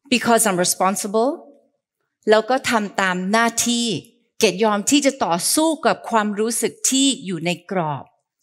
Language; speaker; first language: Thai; early bilingual, heritage; Thai